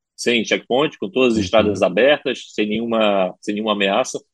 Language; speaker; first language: Portuguese; native; Portuguese